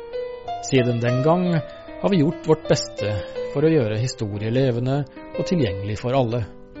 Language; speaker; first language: Norwegian; native; Norwegian